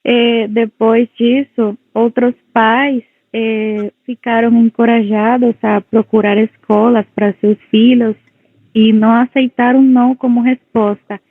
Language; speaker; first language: Portuguese; non-native, local second language; Spanish